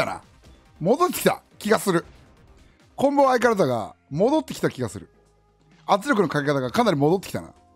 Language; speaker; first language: Japanese; native; Japanese